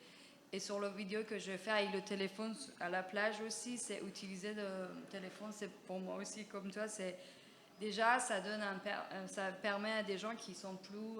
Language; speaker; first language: French; non-native, fluent; Persian